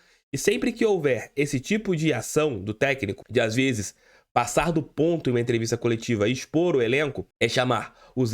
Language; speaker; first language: Portuguese; native; Portuguese